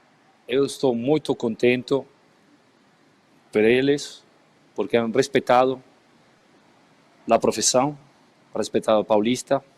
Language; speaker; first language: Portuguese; non-native, learner; Spanish